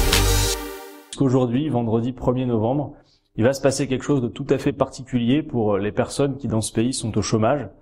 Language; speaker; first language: French; native; French